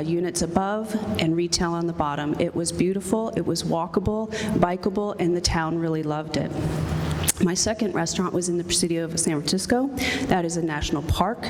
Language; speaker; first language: English; native; English